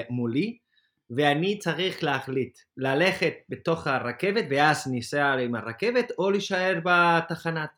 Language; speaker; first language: Hebrew; non-native, fluent; Spanish